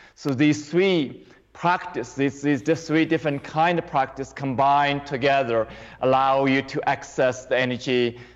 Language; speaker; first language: English; non-native, fluent; Chinese